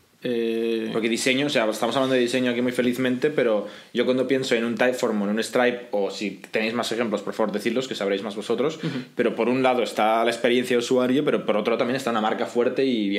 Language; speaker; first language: Spanish; native; Spanish